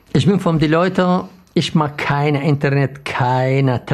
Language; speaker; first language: German; non-native, learner; Arabic